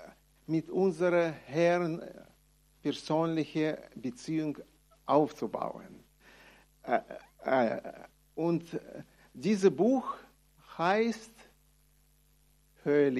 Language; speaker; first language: German; non-native, fluent; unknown